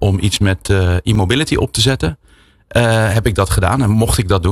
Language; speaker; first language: Dutch; native; Dutch